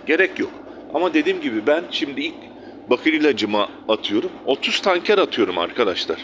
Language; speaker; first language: Turkish; native; Turkish